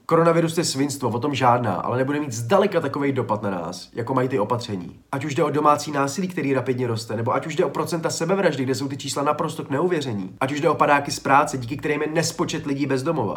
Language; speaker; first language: Czech; native; Czech